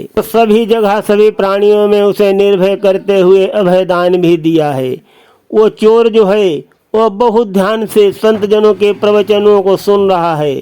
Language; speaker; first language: Hindi; native; Hindi